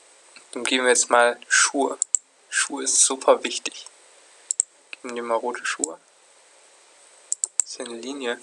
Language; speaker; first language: German; native; German